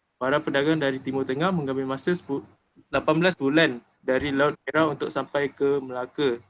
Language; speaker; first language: Malay; native; Malay